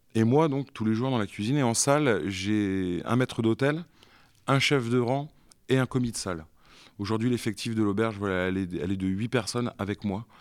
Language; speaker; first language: French; native; French